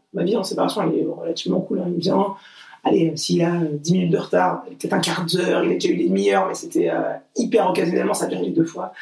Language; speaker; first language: French; early bilingual, other home language; Portuguese